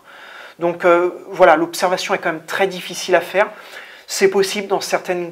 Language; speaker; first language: French; native; French